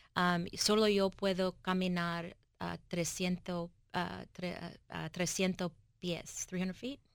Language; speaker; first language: Spanish; early bilingual, heritage; English